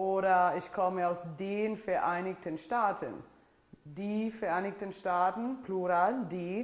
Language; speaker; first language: German; non-native, fluent; Italian